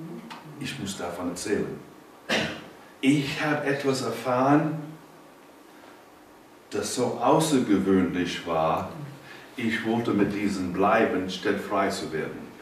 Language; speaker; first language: German; non-native, fluent; English